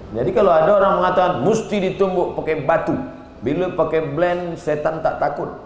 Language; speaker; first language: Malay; native; Malay